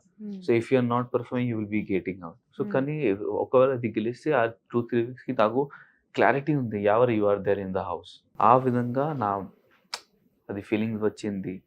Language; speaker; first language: Telugu; non-native, learner; Hindi